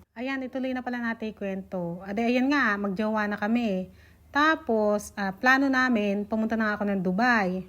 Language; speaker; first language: Filipino; native; Filipino